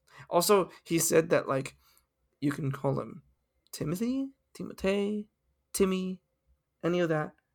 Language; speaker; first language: English; early bilingual, other home language; Spanish